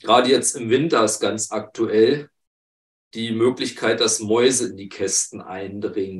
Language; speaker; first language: German; native; German